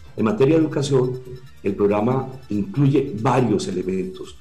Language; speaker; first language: Spanish; native; Spanish